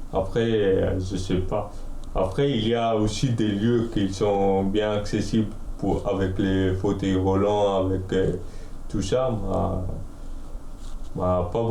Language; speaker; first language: French; non-native, fluent; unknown